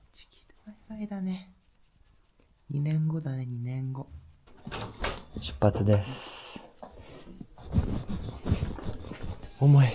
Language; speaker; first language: Japanese; native; Japanese